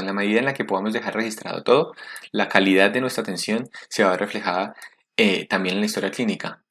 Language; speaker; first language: Spanish; native; Spanish